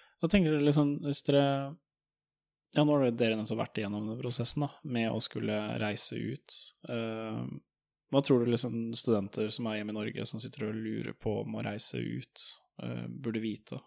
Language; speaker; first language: Norwegian; native; Norwegian